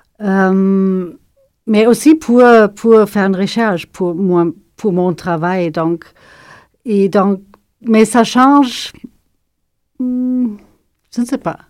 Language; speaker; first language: French; non-native, fluent; German